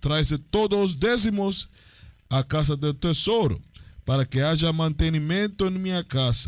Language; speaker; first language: Portuguese; non-native, learner; Spanish